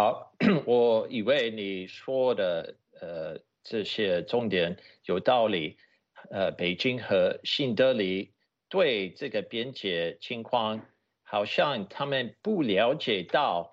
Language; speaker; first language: Chinese; non-native, fluent; English